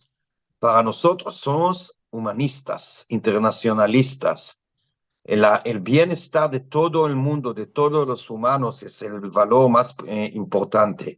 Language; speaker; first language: Spanish; non-native, fluent; Hebrew